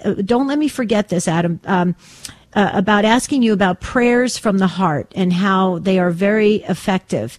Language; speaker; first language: English; native; English